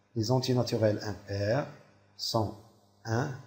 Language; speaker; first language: French; non-native, local second language; Arabic